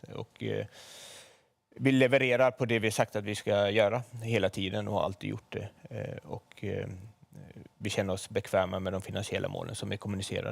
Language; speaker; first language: Swedish; native; Swedish